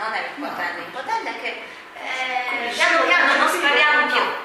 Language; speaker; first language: Italian; non-native, fluent; Chinese